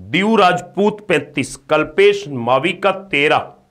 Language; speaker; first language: Hindi; native; Hindi